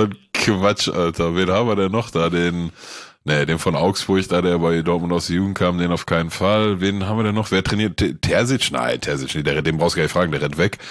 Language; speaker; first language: German; native; German